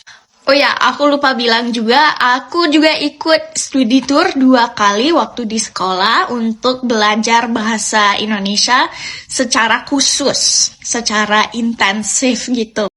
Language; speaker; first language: Indonesian; non-native, fluent; English